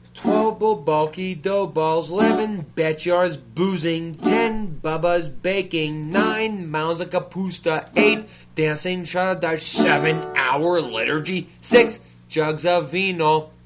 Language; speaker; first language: English; early bilingual, other home language; Ukrainian